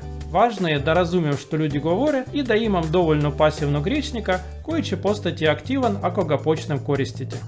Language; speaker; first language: Croatian; non-native, learner; Russian